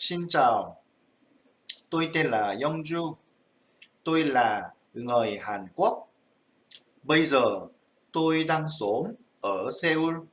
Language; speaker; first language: Vietnamese; non-native, fluent; Korean